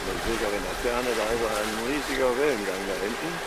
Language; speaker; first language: German; native; German